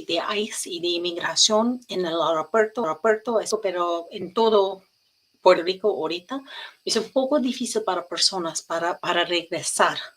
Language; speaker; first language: Spanish; non-native, learner; English